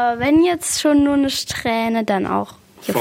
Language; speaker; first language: German; native; German